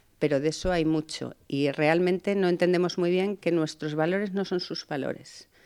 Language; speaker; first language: Spanish; native; Spanish